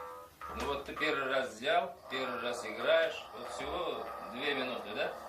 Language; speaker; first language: Russian; non-native, local second language; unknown